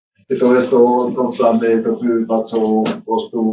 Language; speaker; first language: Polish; non-native, learner; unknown